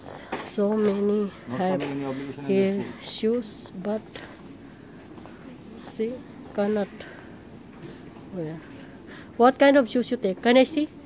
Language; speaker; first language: English; non-native, local second language; Filipino